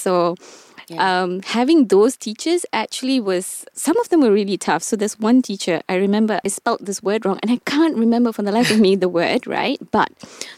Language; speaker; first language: English; non-native, local second language; Tamil